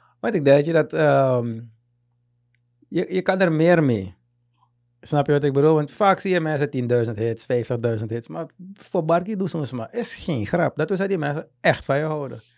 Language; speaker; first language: Dutch; native; Dutch